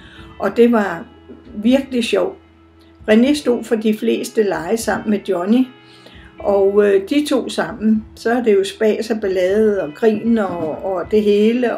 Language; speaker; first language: Danish; native; Danish